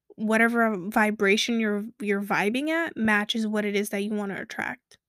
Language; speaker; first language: English; early bilingual, other home language; Kabuverdianu